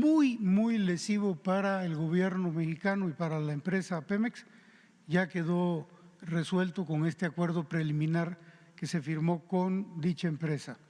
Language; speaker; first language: Spanish; native; Spanish